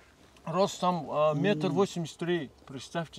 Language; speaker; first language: Russian; non-native, local second language; Tajik